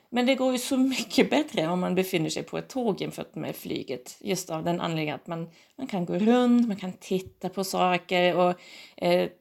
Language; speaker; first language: Swedish; non-native, fluent; German